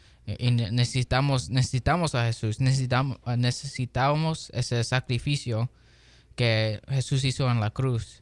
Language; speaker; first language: Spanish; early bilingual, heritage; Spanish